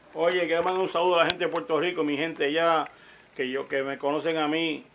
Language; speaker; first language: Spanish; early bilingual, heritage; Spanish